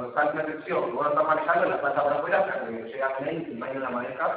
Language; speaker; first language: Spanish; native; Spanish